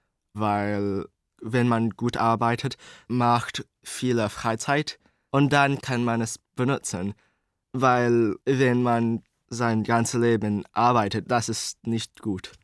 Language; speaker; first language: German; non-native, learner; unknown